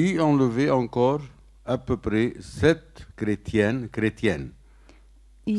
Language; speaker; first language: French; non-native, learner; Arabic